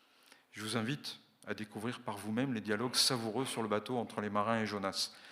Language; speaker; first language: French; native; French